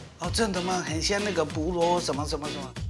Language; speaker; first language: Chinese; non-native, learner; Spanish